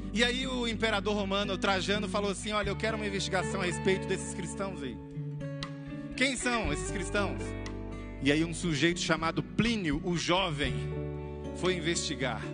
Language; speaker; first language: Portuguese; native; Portuguese